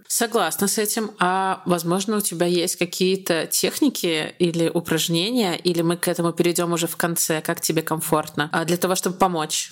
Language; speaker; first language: Russian; native; Russian